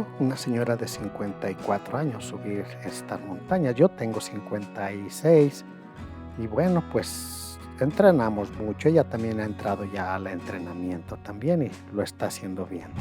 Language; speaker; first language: Spanish; native; Spanish